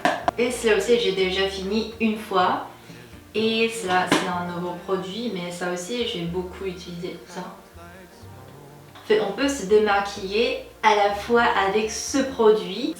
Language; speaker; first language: French; non-native, fluent; Korean